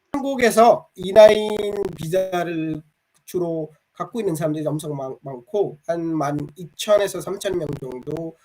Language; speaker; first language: Korean; non-native, fluent; Bangla